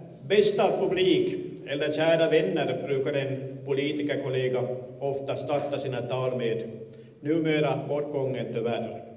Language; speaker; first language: Swedish; native; Swedish